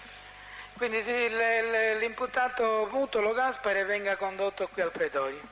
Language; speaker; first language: Italian; native; Italian